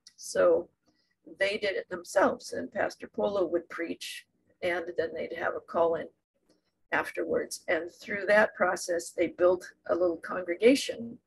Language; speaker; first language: English; native; English